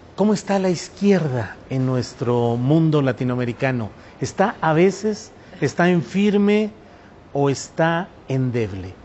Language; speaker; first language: Spanish; native; Spanish